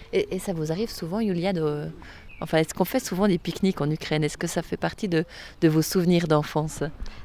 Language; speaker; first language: French; native; French